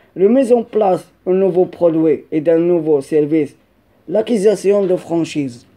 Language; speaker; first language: French; non-native, local second language; Arabic